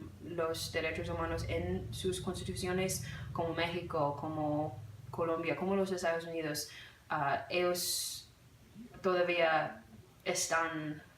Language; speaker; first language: Spanish; non-native, learner; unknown